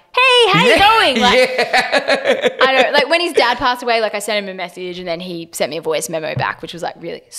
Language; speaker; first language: English; native; English